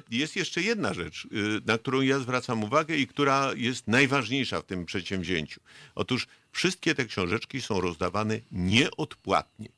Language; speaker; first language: Polish; native; Polish